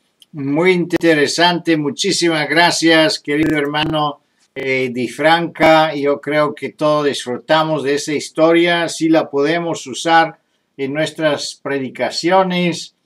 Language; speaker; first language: Spanish; non-native, fluent; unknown